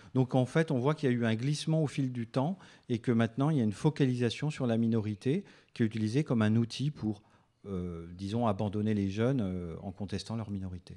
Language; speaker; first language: French; native; French